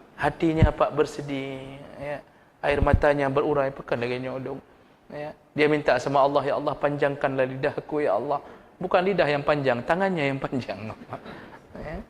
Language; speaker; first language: Malay; non-native, local second language; Achinese